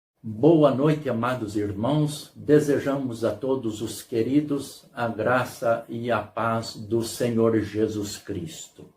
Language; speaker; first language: Portuguese; native; Portuguese